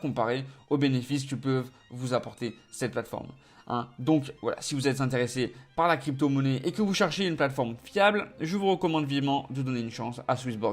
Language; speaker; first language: French; native; French